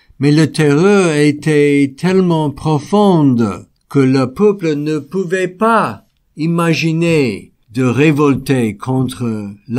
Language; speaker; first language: French; non-native, fluent; English